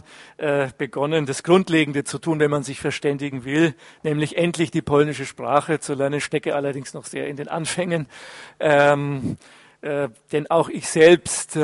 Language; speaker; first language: German; native; German